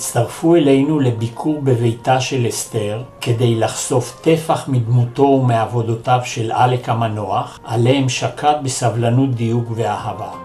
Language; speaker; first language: Hebrew; native; Hebrew